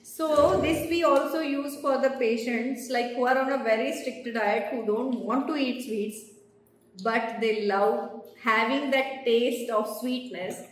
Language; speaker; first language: English; non-native, local second language; Kannada